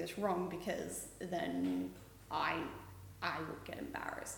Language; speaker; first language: English; native; English